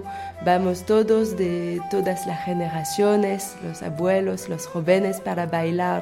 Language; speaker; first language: Spanish; non-native, learner; French